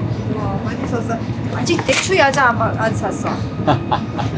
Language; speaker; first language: Korean; non-native, learner; Persian